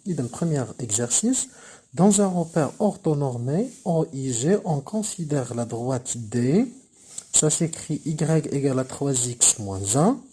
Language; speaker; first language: French; non-native, local second language; Arabic